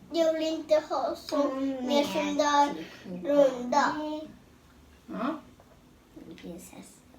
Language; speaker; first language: Swedish; early bilingual, other home language; Thai